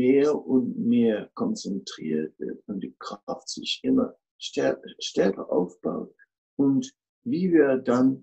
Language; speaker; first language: German; non-native, fluent; Dutch